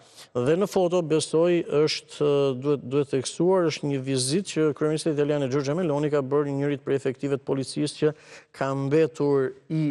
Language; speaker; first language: Albanian; native; Albanian